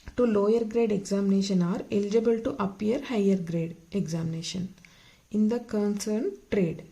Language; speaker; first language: English; non-native, local second language; Telugu